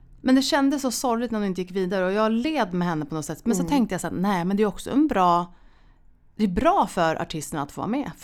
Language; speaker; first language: Swedish; native; Swedish